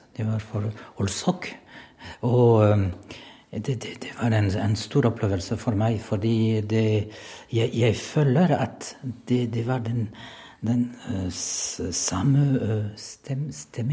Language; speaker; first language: Norwegian; non-native, learner; French